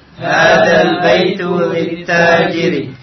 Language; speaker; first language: Arabic; non-native, learner; Indonesian